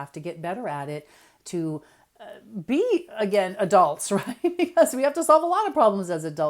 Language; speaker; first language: English; native; English